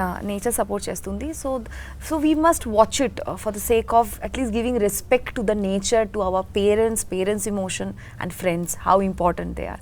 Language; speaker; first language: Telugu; non-native, learner; Bangla